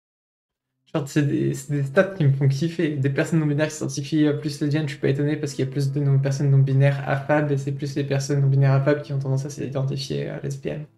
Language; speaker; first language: French; native; French